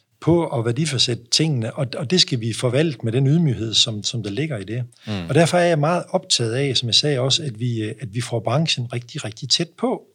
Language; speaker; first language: Danish; native; Danish